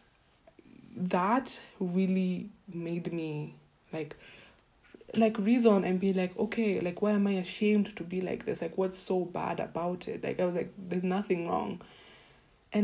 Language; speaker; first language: English; non-native, local second language; Swahili